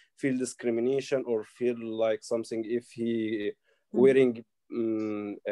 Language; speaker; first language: English; non-native, learner; Arabic